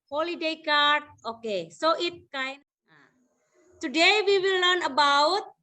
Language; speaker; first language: English; non-native, local second language; Indonesian